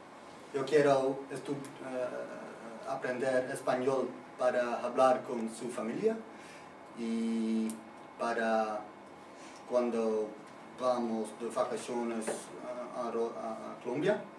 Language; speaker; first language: Spanish; non-native, learner; Dutch